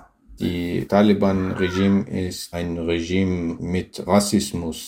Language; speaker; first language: German; non-native, learner; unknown